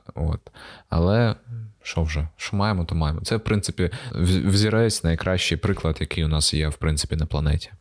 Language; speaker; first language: Ukrainian; native; Ukrainian